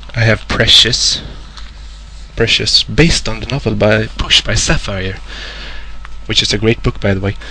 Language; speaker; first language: English; non-native, fluent; Swedish